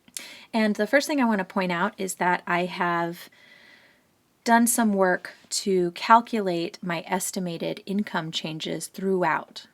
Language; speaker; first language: English; native; English